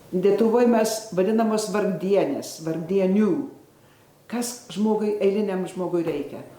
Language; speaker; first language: Lithuanian; early bilingual, heritage; Lithuanian